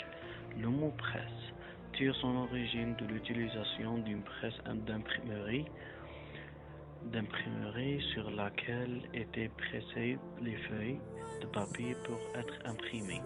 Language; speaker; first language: French; non-native, learner; Arabic